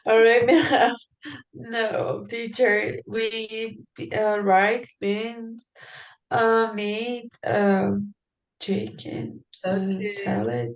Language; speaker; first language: English; non-native, learner; Portuguese